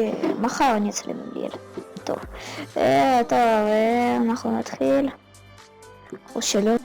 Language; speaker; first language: Hebrew; native; Hebrew